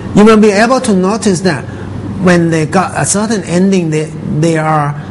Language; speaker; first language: English; non-native, fluent; Thai